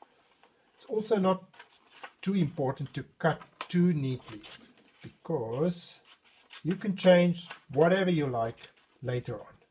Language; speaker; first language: English; non-native, fluent; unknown